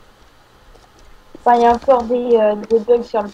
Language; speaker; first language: French; native; French